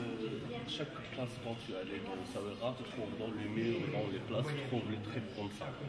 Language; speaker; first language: French; non-native, local second language; Arabic